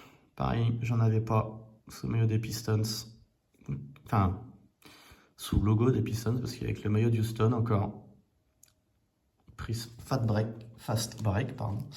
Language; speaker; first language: French; native; French